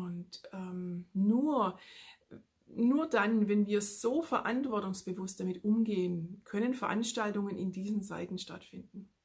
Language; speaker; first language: German; native; German